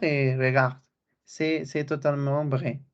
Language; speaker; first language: French; non-native, learner; Spanish